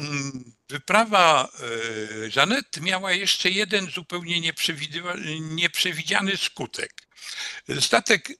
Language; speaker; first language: Polish; native; Polish